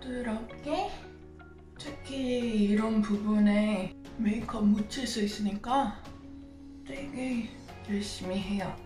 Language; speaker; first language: Korean; non-native, fluent; English